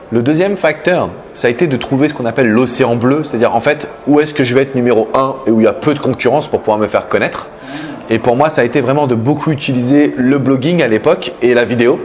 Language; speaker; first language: French; native; French